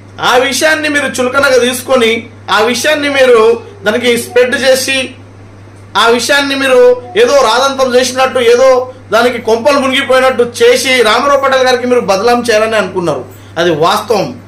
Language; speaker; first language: Telugu; non-native, local second language; Marathi